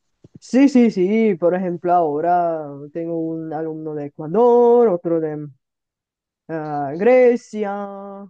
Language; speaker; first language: Spanish; non-native, fluent; Bulgarian